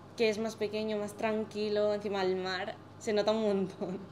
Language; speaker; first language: Spanish; native; Spanish